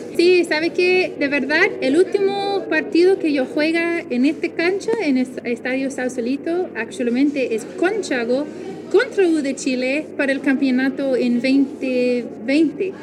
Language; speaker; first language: Spanish; non-native, learner; English